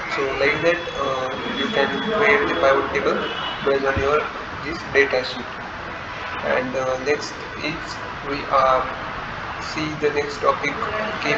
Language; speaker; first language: English; non-native, learner; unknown